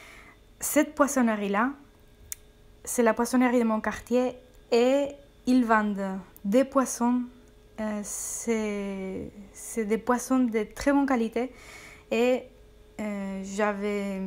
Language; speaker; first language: French; non-native, fluent; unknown